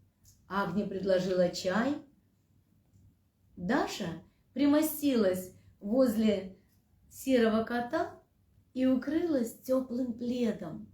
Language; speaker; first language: Russian; native; Russian